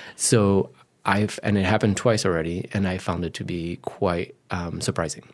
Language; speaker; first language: English; non-native, fluent; French